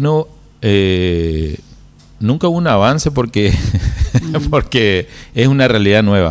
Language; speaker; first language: Spanish; native; Spanish